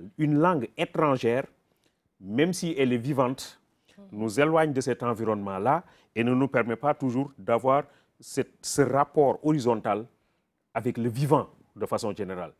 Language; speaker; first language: French; non-native, local second language; Wolof